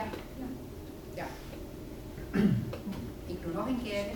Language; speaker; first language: Dutch; non-native, fluent; Finnish